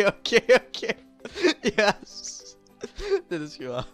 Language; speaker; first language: Dutch; native; Dutch